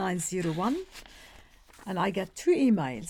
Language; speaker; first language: English; non-native, fluent; Arabic